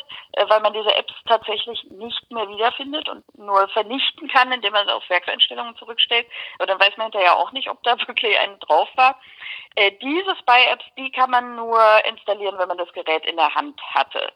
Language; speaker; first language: German; native; German